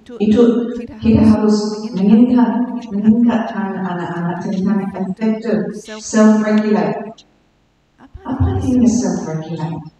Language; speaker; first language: Indonesian; non-native, learner; English